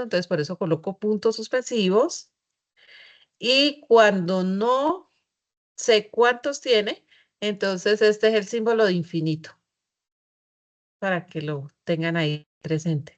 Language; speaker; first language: Spanish; native; Spanish